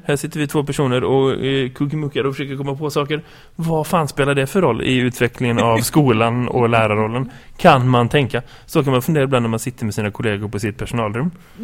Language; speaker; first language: Swedish; native; Swedish